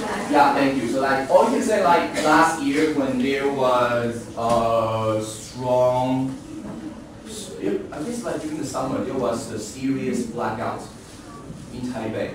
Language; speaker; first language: English; non-native, fluent; Chinese